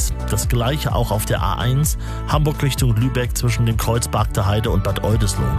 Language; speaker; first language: German; native; German